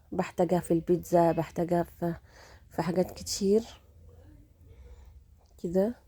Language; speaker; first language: Arabic; native; Arabic